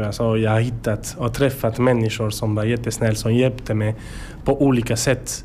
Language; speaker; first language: Swedish; non-native, learner; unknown